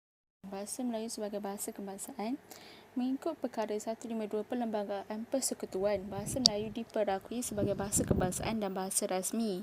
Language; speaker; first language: Malay; native; Malay